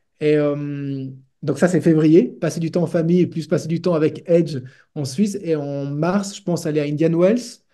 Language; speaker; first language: French; native; French